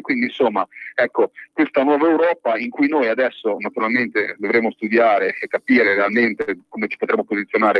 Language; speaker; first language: Italian; native; Italian